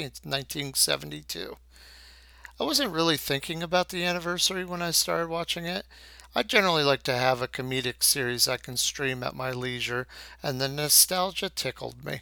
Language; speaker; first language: English; native; English